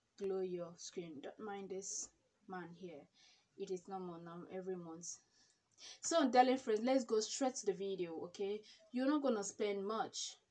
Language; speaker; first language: English; non-native, local second language; Igbo